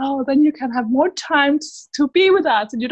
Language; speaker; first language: English; non-native, fluent; Danish